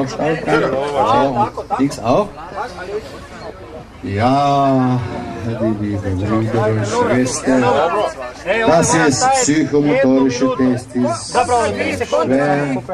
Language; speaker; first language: German; non-native, learner; Slovenian